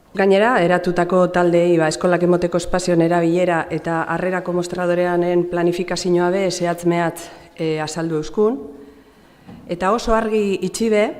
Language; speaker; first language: Basque; native; Basque